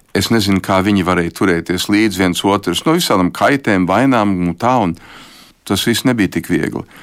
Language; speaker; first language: Latvian; early bilingual, heritage; Latvian